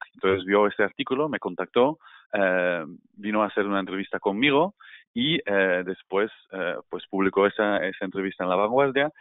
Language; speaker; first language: Spanish; non-native, fluent; Dutch